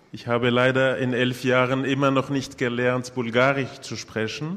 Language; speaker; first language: German; non-native, local second language; French